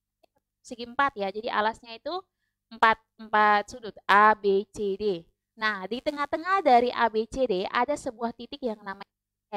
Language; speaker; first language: Indonesian; native; Indonesian